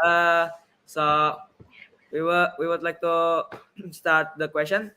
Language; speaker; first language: English; non-native, learner; Indonesian